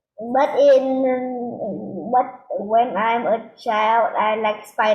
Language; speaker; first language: English; non-native, learner; Vietnamese